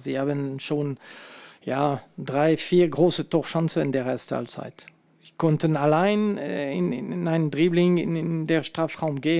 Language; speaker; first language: German; non-native, fluent; French